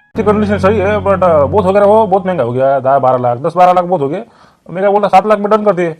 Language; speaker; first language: Hindi; non-native, local second language; Marathi